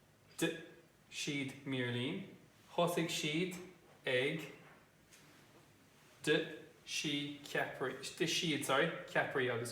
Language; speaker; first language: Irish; non-native, local second language; English